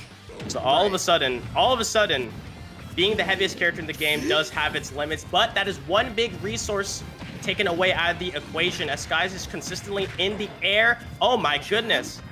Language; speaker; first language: English; native; English